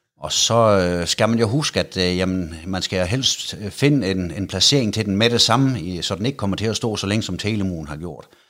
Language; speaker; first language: Danish; native; Danish